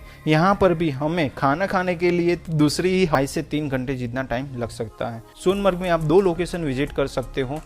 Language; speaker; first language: Hindi; native; Hindi